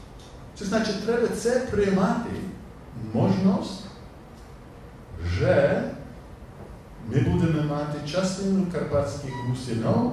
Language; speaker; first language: Polish; non-native, learner; English